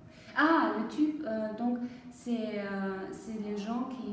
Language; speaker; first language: French; non-native, fluent; German